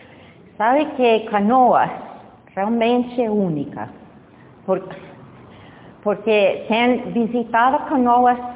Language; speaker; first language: Portuguese; non-native, fluent; English